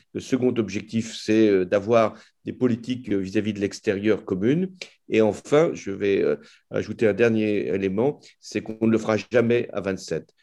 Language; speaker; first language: French; native; French